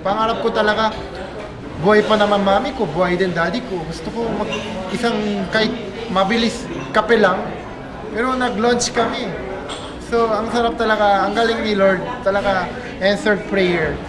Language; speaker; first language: Filipino; non-native, fluent; Korean